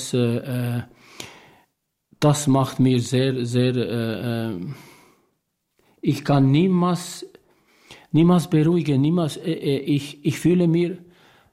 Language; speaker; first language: German; non-native, learner; Albanian